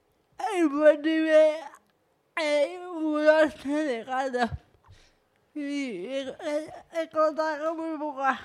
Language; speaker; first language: Spanish; non-native, learner; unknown